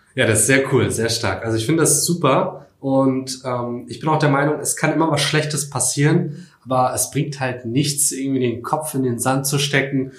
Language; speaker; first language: German; native; German